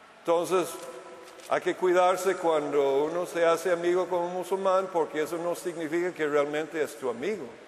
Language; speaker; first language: Spanish; non-native, fluent; English